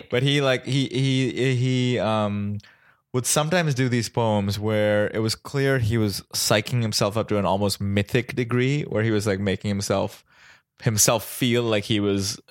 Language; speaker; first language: English; non-native, local second language; Hindi